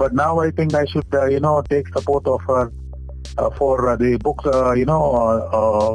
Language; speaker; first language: English; non-native, local second language; Telugu